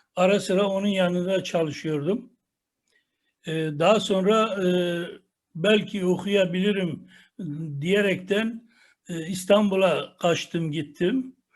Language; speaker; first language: Turkish; non-native, local second language; Kurdish